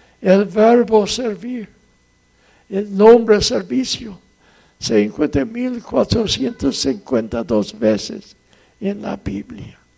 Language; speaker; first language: Spanish; non-native, fluent; English